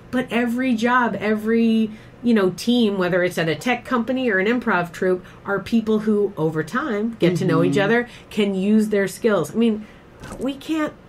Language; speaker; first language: English; native; English